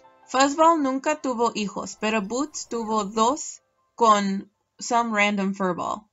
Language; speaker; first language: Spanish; non-native, learner; English